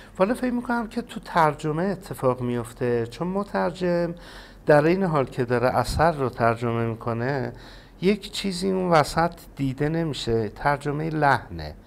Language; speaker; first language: Persian; non-native, local second language; Azerbaijani